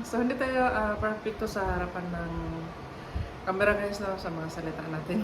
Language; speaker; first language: Filipino; non-native, local second language; Cebuano